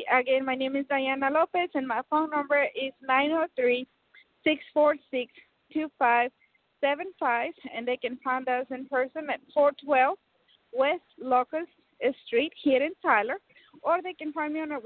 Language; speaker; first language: English; non-native, fluent; Spanish